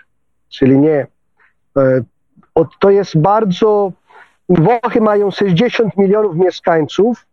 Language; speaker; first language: Polish; non-native, fluent; Italian